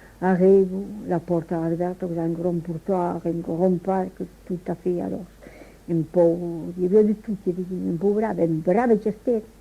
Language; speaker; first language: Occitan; native; Occitan